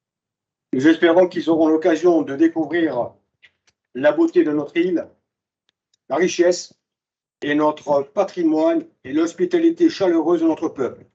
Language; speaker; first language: French; native; French